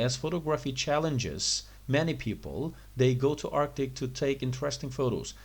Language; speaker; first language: English; non-native, fluent; Turkish